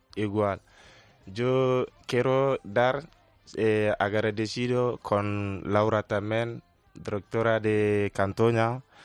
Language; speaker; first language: Spanish; non-native, learner; Wolof